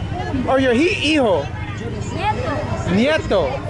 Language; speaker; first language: Spanish; non-native, learner; English